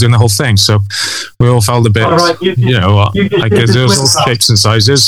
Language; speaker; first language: English; native; English